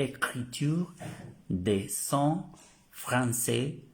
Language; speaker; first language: French; non-native, fluent; Spanish